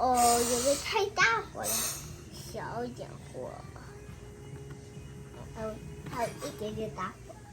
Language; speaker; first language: Chinese; early bilingual, heritage; Chinese